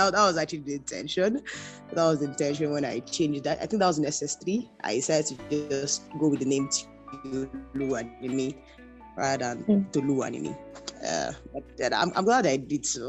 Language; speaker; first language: English; non-native, local second language; Yoruba